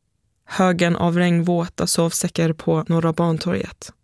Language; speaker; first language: Swedish; early bilingual, other home language; Persian